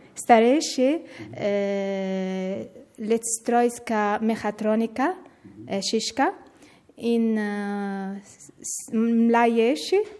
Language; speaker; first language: Slovenian; non-native, learner; Arabic